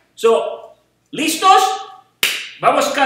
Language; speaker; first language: Spanish; non-native, fluent; English